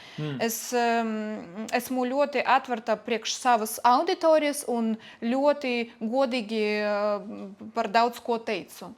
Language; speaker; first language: Latvian; non-native, local second language; Russian